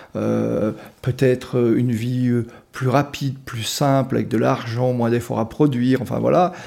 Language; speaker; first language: French; native; French